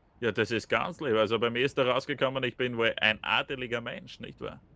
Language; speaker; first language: German; native; German